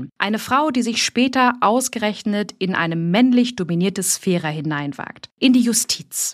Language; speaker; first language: German; native; German